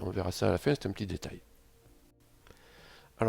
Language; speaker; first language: French; native; French